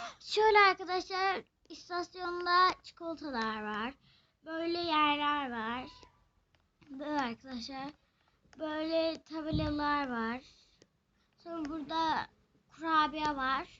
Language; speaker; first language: Turkish; native; Turkish